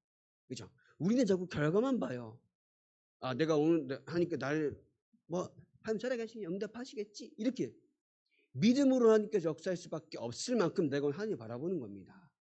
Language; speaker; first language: Korean; native; Korean